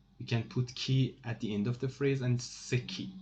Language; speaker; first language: English; non-native, fluent; Persian